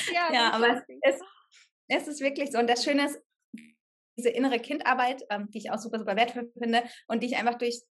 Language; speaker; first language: German; native; German